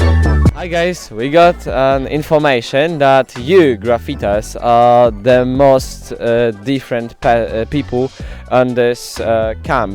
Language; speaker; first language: English; non-native, learner; Polish